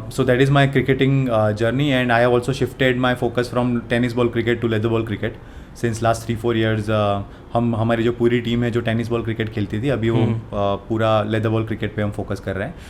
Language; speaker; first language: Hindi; non-native, local second language; Gujarati